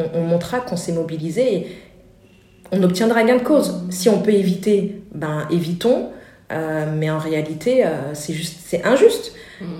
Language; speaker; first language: French; native; French